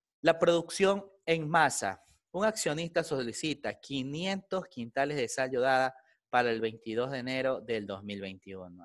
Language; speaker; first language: Spanish; native; Spanish